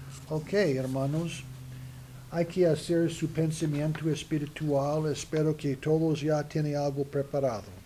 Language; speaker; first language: Spanish; non-native, learner; English